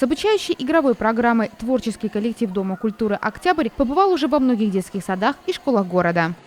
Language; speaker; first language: Russian; native; Russian